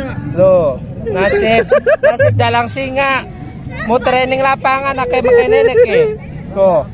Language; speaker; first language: Indonesian; native; Indonesian